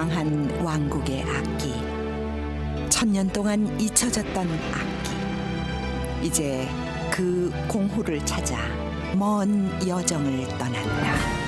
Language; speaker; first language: Korean; native; Korean